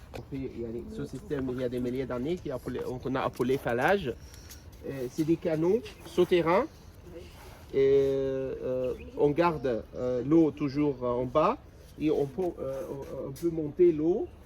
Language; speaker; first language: French; non-native, fluent; Arabic